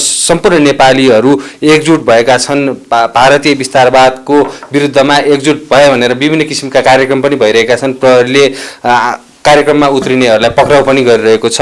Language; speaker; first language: Nepali; native; Nepali